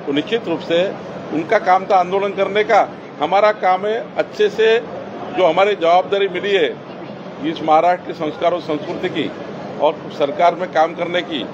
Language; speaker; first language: Hindi; non-native, local second language; Marathi